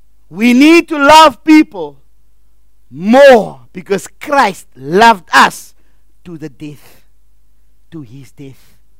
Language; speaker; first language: English; non-native, local second language; Afrikaans